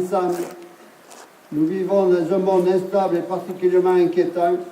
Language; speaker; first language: French; native; French